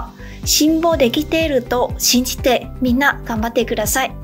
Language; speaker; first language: Japanese; non-native, learner; Vietnamese